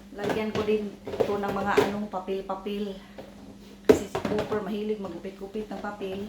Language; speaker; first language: Filipino; non-native, local second language; Cebuano